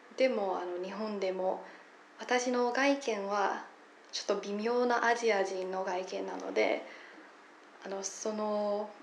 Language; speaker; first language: Japanese; non-native, fluent; English